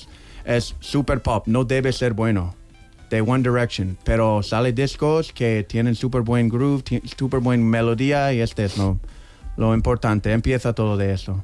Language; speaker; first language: Spanish; non-native, learner; English